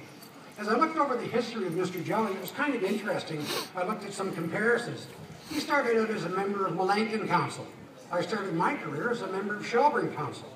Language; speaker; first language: English; native; English